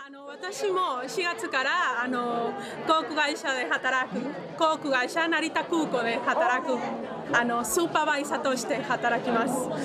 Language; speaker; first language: Japanese; non-native, learner; Spanish